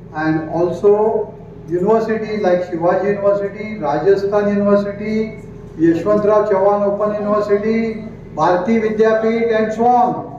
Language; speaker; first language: English; non-native, local second language; Marathi